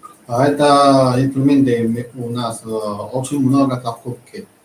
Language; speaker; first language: Russian; non-native, learner; Chinese